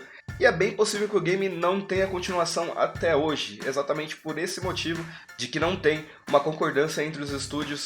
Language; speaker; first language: Portuguese; native; Portuguese